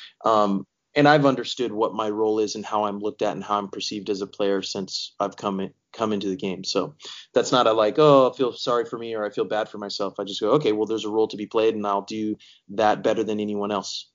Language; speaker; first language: English; native; English